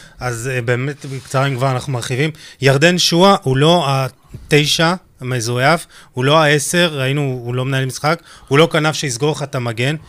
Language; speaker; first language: Hebrew; native; Hebrew